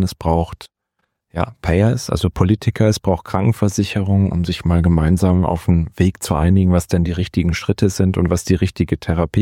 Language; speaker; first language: German; native; German